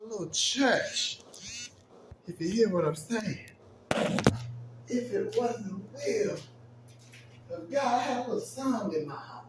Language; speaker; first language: English; native; English